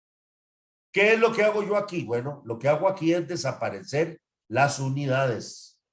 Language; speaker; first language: Spanish; native; Spanish